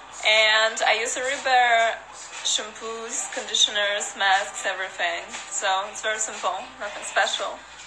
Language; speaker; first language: English; non-native, fluent; Russian